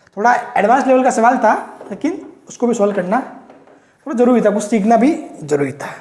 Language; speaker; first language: Hindi; native; Hindi